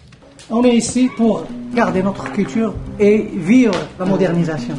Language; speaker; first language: French; non-native, local second language; Arabic